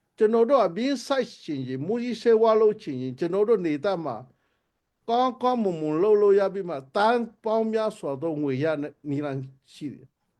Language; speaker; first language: Burmese; non-native, local second language; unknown